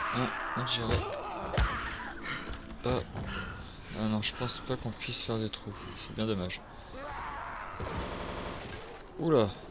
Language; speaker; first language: French; native; French